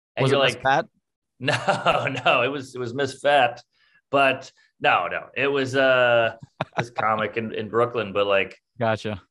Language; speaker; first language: English; native; English